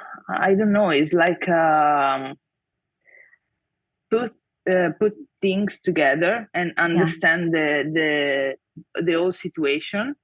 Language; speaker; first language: English; non-native, fluent; Italian